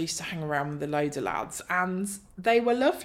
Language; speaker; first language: English; native; English